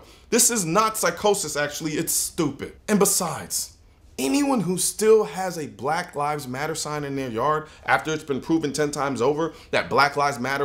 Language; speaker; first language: English; native; English